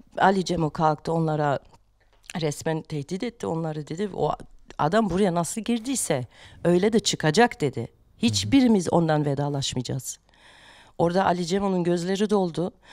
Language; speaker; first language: Turkish; non-native, fluent; German